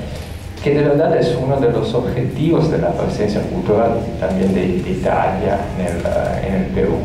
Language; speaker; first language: Spanish; non-native, fluent; Italian